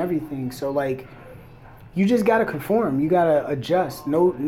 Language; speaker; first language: English; native; English